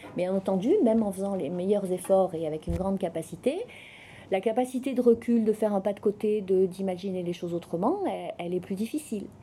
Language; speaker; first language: French; native; French